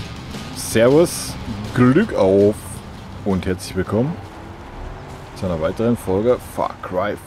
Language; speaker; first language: German; native; German